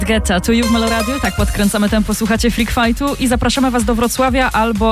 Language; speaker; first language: Polish; native; Polish